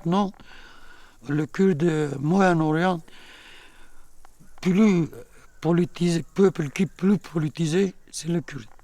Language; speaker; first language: French; non-native, learner; Kurdish